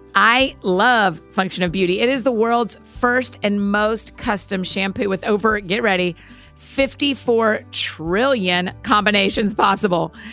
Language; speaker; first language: English; native; English